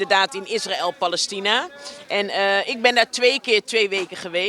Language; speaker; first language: Dutch; native; Dutch